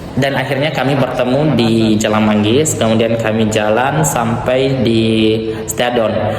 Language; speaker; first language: Indonesian; non-native, local second language; Buginese